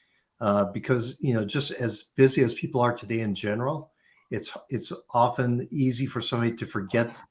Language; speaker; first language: English; native; English